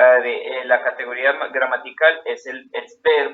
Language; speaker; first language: Spanish; native; Spanish